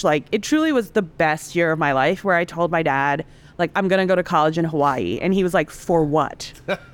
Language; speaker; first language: English; non-native, local second language; Cantonese